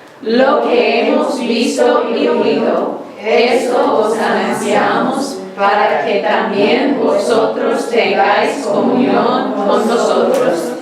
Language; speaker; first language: Spanish; non-native, fluent; English